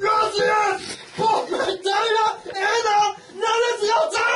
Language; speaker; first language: Spanish; non-native, learner; English